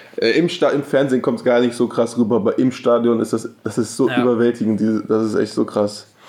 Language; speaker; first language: German; native; German